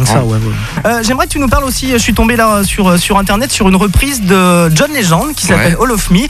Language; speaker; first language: French; native; French